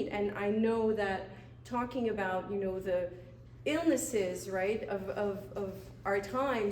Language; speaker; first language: English; non-native, fluent; French